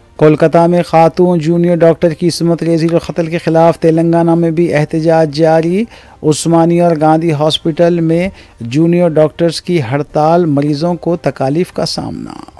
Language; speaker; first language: Urdu; native; Urdu